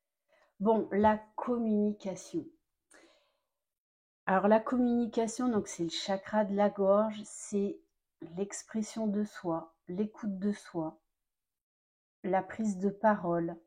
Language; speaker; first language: French; native; French